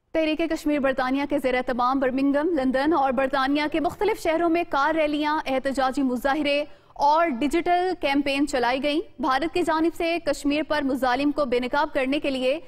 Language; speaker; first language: Urdu; native; Urdu